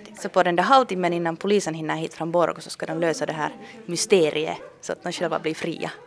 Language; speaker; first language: Swedish; native; Swedish